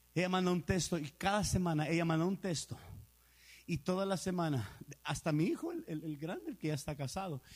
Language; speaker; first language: Spanish; early bilingual, heritage; Spanish